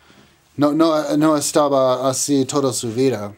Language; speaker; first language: Spanish; non-native, learner; English